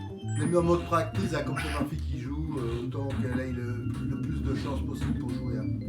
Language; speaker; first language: French; native; French